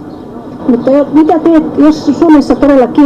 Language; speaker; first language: Finnish; native; Finnish